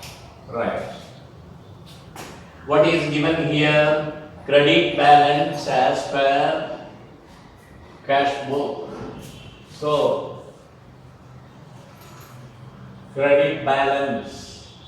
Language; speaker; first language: English; non-native, local second language; Tamil